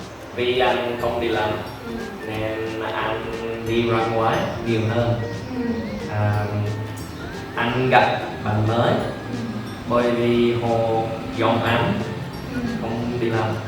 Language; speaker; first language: Vietnamese; non-native, learner; English